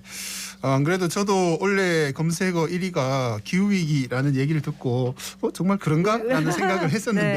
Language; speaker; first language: Korean; native; Korean